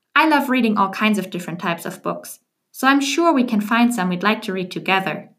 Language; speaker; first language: English; non-native, fluent; German